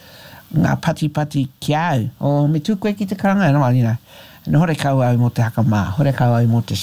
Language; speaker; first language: Māori; non-native, local second language; English